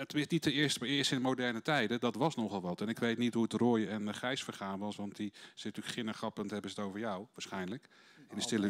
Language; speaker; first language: Dutch; native; Dutch